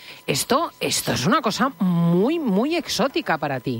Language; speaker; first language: Spanish; native; Spanish